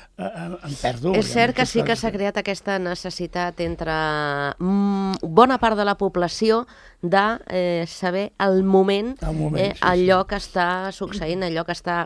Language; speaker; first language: Catalan; native; Catalan